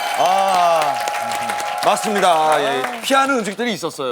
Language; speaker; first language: Korean; native; Korean